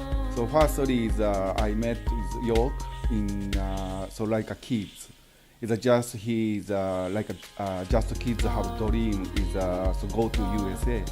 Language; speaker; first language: English; non-native, learner; Japanese